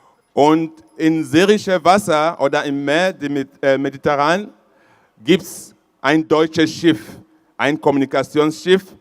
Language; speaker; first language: German; non-native, fluent; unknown